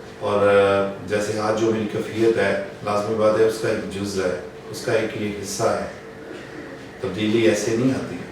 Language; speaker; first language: Urdu; non-native, local second language; Punjabi